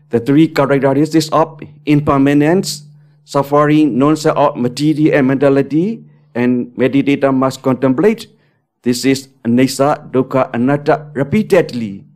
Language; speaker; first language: English; non-native, learner; Burmese